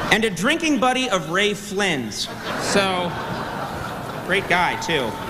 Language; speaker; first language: English; native; English